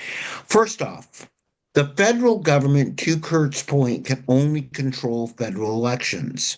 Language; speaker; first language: English; native; English